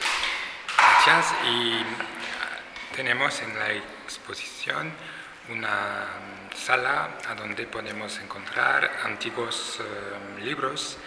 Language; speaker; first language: Spanish; non-native, fluent; French